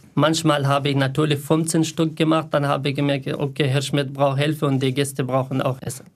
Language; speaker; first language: German; non-native, learner; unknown